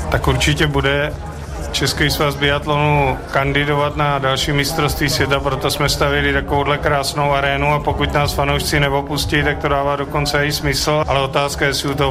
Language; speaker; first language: Czech; native; Czech